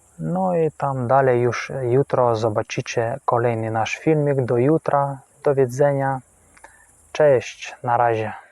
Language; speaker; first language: Polish; non-native, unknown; Ukrainian